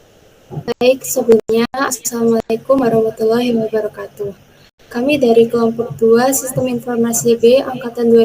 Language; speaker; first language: Indonesian; native; Indonesian